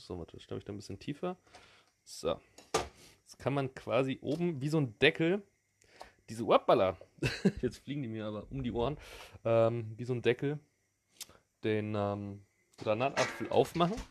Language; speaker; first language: German; native; German